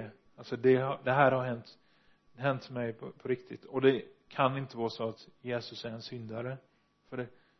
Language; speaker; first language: Swedish; non-native, fluent; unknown